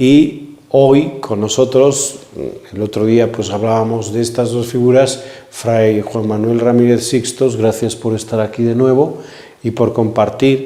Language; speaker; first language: Spanish; native; Spanish